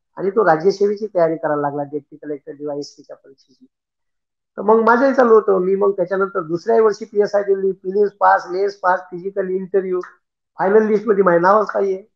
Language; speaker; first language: Marathi; native; Marathi